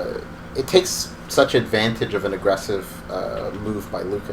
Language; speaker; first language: English; native; English